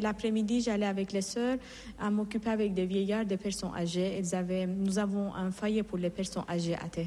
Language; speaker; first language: French; non-native, fluent; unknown